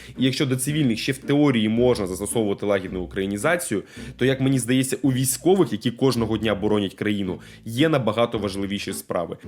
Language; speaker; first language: Ukrainian; non-native, local second language; Russian